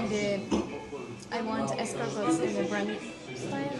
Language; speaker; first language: English; non-native, learner; Turkish